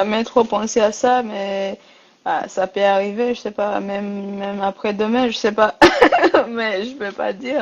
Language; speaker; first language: French; non-native, learner; Rundi